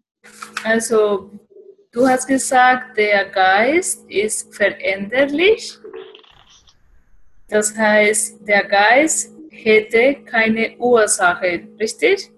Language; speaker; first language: German; non-native, fluent; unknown